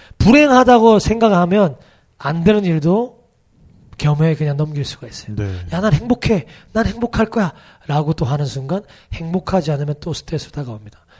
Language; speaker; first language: Korean; native; Korean